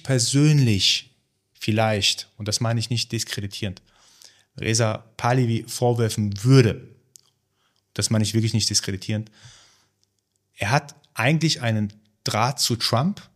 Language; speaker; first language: German; early bilingual, other home language; Persian